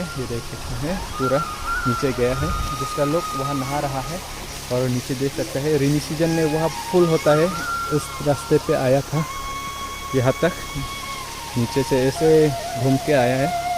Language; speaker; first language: Hindi; non-native, local second language; Karbi